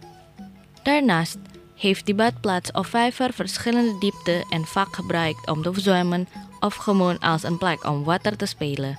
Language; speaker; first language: Dutch; non-native, learner; Indonesian